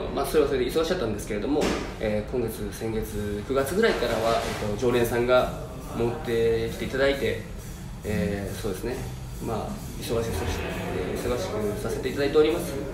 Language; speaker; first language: Japanese; native; Japanese